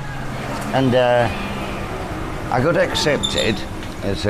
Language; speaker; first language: English; native; English